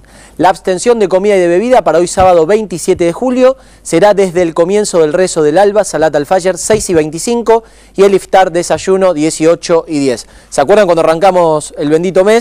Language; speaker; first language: Spanish; native; Spanish